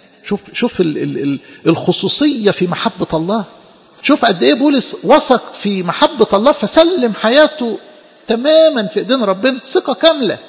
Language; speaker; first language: Arabic; native; Arabic